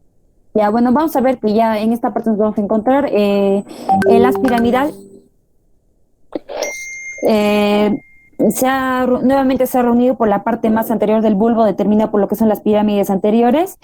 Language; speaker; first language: Spanish; native; Spanish